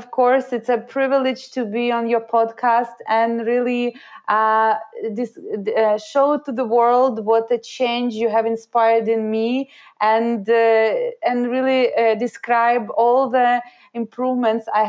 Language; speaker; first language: English; non-native, fluent; Ukrainian